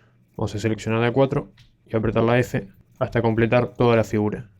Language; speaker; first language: Spanish; native; Spanish